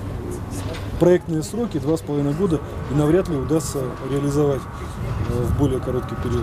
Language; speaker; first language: Russian; native; Russian